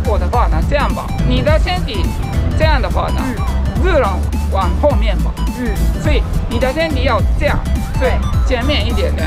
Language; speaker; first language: Chinese; non-native, learner; Japanese